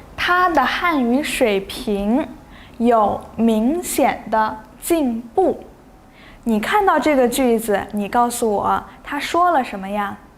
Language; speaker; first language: Chinese; native; Chinese